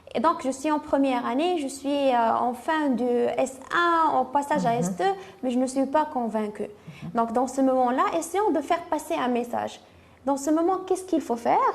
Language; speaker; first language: French; non-native, local second language; Arabic